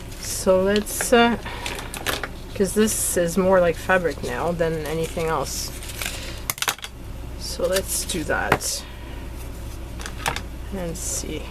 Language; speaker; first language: English; native; English